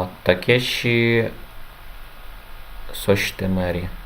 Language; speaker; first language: Japanese; non-native, learner; Ukrainian